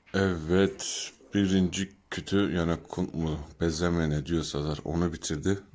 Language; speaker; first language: Turkish; native; Turkish